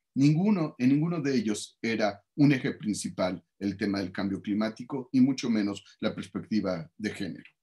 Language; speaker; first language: Spanish; native; Spanish